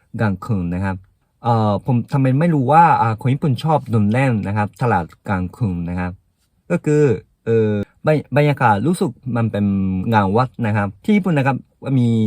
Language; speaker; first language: Thai; non-native, fluent; Japanese